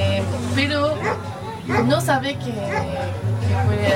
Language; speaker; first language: Spanish; non-native, learner; French